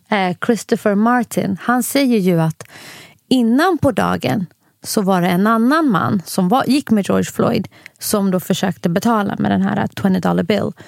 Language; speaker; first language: Swedish; early bilingual, other home language; Somali